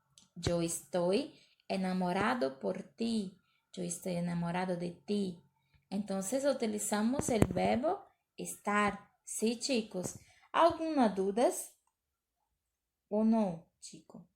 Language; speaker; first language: Spanish; non-native, learner; Portuguese